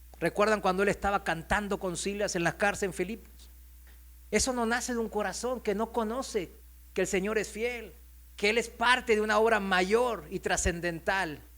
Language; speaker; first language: Spanish; non-native, fluent; Korean